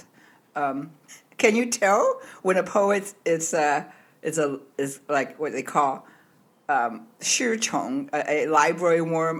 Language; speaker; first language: English; early bilingual, other home language; Cantonese